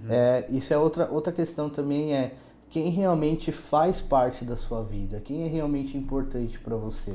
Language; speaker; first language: Portuguese; native; Portuguese